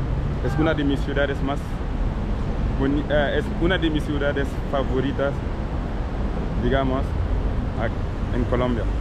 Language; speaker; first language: Spanish; non-native, learner; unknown